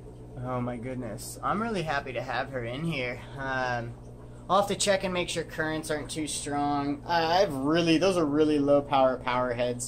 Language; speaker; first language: English; native; English